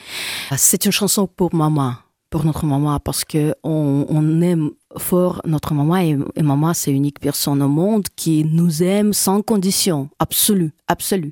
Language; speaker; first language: French; non-native, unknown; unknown